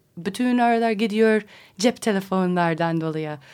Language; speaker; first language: Turkish; non-native, learner; English